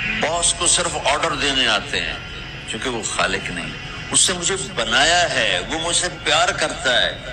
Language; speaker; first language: Urdu; non-native, local second language; Punjabi